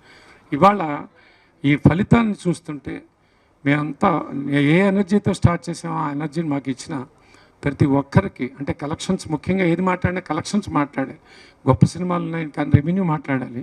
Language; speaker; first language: Telugu; native; Telugu